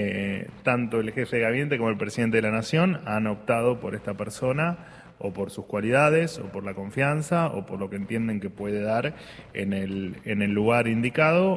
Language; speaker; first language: Spanish; native; Spanish